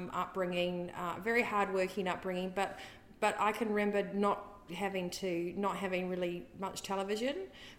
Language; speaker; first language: English; native; English